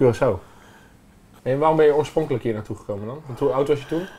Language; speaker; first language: Dutch; native; Dutch